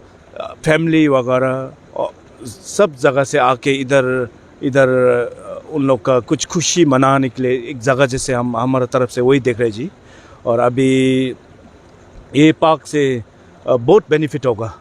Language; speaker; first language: Hindi; non-native, fluent; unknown